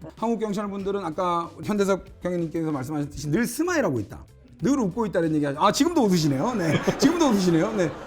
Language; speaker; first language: Korean; native; Korean